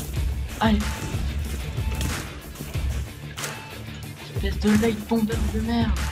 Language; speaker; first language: French; native; French